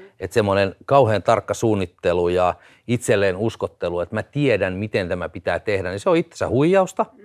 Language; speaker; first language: Finnish; native; Finnish